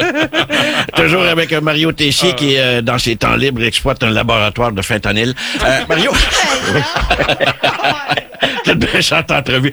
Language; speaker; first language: French; native; French